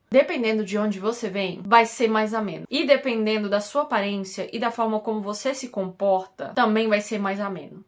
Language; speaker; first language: Portuguese; native; Portuguese